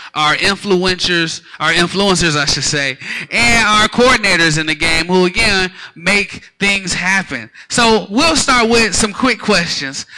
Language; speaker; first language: English; native; English